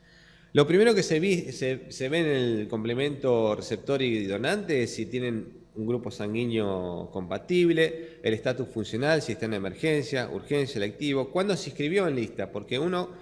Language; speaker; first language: Spanish; native; Spanish